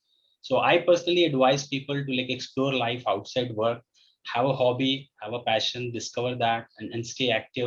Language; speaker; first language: English; non-native, local second language; Hindi